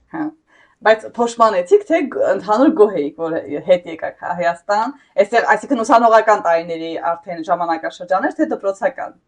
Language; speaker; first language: Armenian; native; Armenian